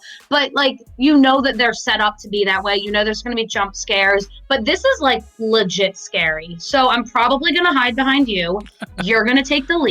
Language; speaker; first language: English; native; English